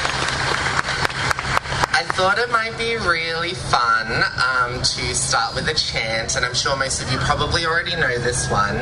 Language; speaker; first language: English; native; English